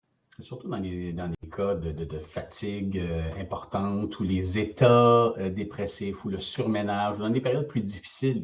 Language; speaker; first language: French; native; French